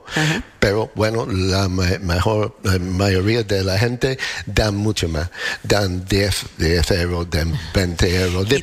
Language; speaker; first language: Spanish; non-native, learner; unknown